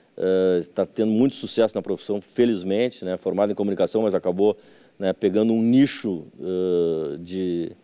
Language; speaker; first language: Portuguese; native; Portuguese